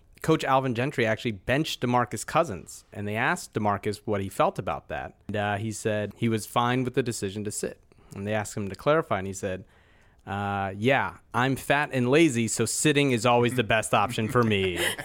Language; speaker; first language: English; native; English